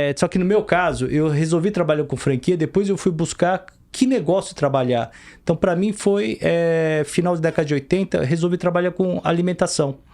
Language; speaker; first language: Portuguese; early bilingual, other home language; Korean